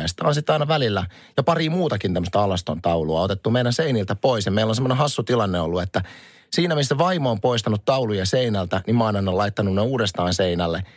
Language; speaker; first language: Finnish; native; Finnish